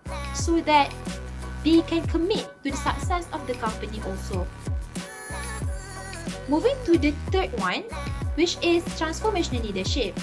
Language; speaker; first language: English; non-native, local second language; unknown